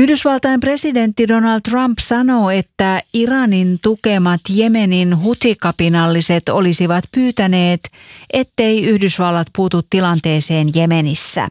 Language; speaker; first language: Finnish; native; Finnish